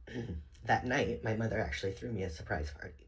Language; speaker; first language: English; native; English